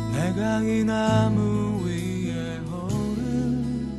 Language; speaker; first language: Korean; native; Korean